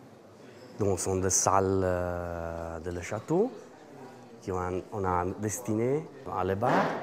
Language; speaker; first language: French; non-native, learner; Italian